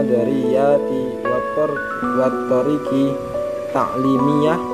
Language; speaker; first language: Arabic; non-native, learner; Indonesian